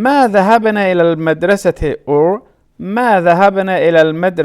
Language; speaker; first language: Arabic; non-native, learner; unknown